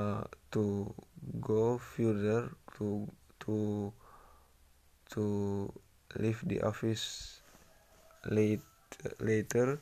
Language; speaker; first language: English; non-native, learner; Indonesian